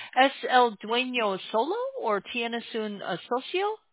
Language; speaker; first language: Spanish; non-native, learner; English